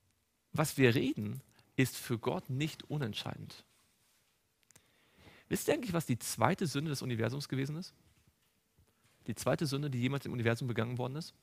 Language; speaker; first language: German; native; German